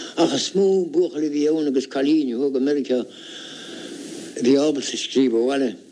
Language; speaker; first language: Irish; native; Irish